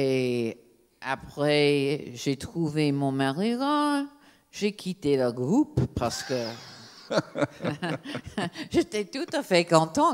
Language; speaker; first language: French; non-native, fluent; English